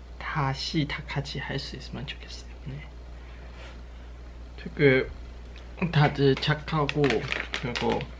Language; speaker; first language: Korean; non-native, learner; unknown